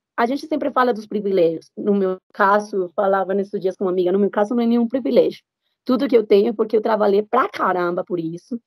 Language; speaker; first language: Portuguese; non-native, fluent; Spanish